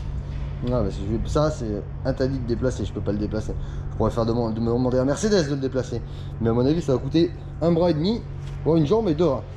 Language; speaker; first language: French; native; French